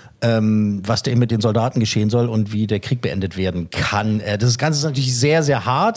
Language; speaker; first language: German; native; German